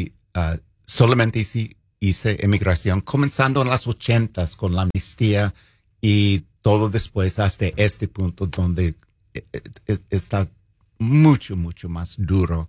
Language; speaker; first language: Spanish; non-native, fluent; English